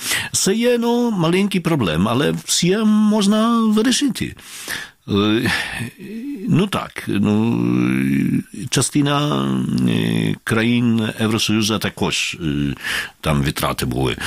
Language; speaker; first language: Ukrainian; non-native, fluent; Polish